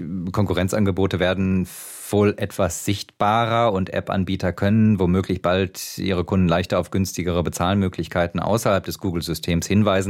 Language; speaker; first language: German; native; German